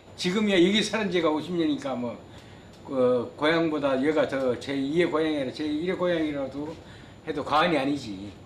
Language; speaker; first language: Korean; native; Korean